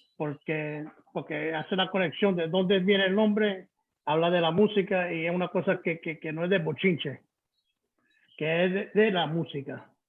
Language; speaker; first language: Spanish; early bilingual, heritage; Spanish